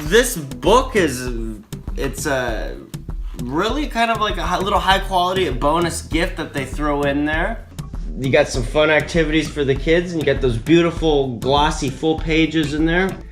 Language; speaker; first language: English; native; English